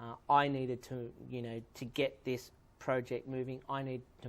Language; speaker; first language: English; native; English